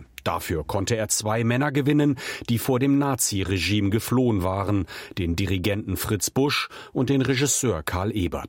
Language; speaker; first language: German; native; German